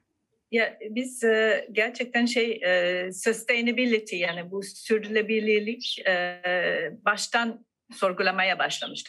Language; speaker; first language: Turkish; non-native, fluent; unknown